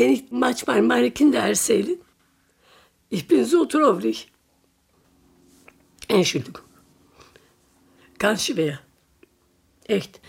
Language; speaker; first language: German; non-native, learner; Turkish